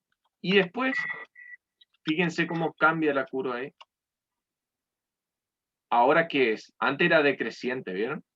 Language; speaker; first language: Spanish; native; Spanish